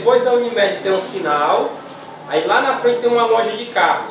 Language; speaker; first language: Portuguese; native; Portuguese